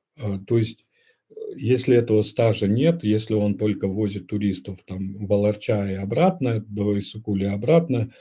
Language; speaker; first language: Russian; non-native, local second language; Kyrgyz